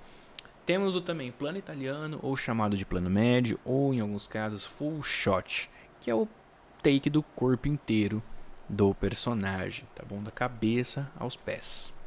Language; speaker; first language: Portuguese; native; Portuguese